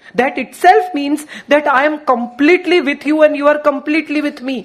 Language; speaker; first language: English; non-native, local second language; Gujarati